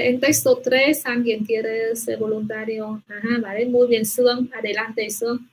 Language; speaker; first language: Spanish; non-native, learner; Vietnamese